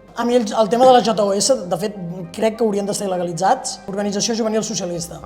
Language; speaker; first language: Catalan; native; Catalan